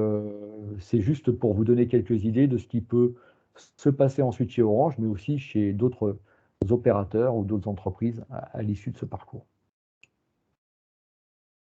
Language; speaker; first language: French; native; French